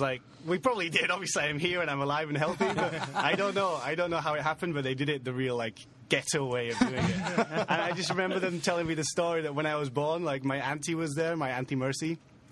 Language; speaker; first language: English; native; English